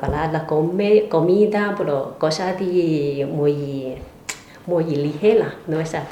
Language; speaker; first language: Spanish; non-native, learner; Chinese